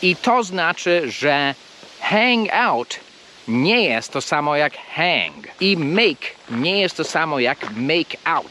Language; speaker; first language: Polish; non-native, fluent; English